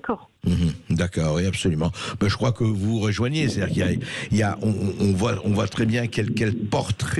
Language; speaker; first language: French; native; French